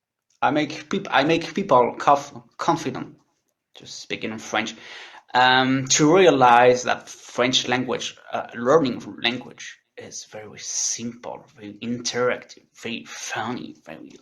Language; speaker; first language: English; non-native, learner; French